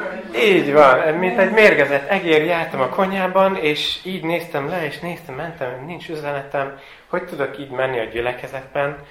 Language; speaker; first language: Hungarian; non-native, fluent; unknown